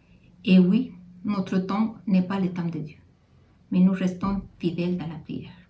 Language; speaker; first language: French; non-native, fluent; Spanish